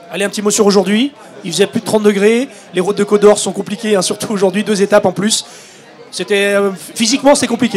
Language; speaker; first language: French; native; French